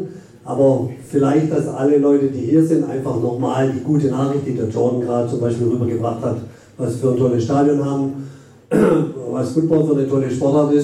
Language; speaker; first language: German; native; German